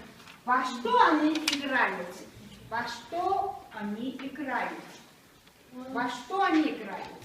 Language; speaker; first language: Russian; non-native, fluent; Mongolian